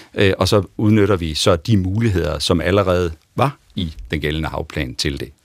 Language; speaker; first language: Danish; native; Danish